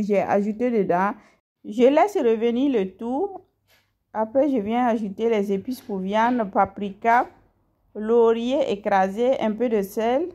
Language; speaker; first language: French; non-native, local second language; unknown